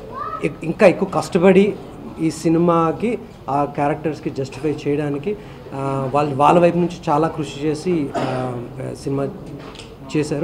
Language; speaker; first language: Telugu; native; Telugu